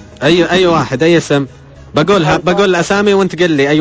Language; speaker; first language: Arabic; native; Arabic